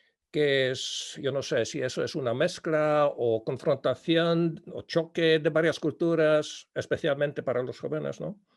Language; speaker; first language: Spanish; non-native, fluent; Polish